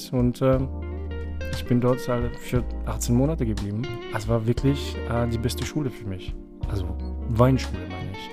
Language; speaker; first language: German; non-native, fluent; French